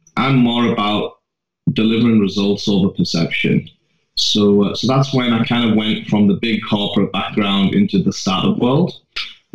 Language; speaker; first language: English; native; English